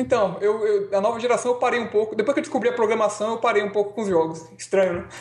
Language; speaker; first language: Portuguese; native; Portuguese